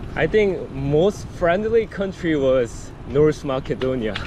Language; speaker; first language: English; non-native, learner; Korean